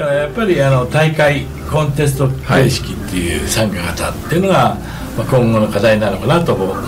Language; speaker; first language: Japanese; native; Japanese